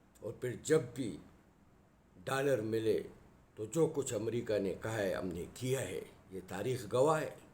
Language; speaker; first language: Urdu; non-native, local second language; Pashto